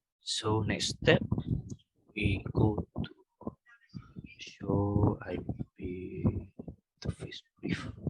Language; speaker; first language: English; non-native, local second language; Malay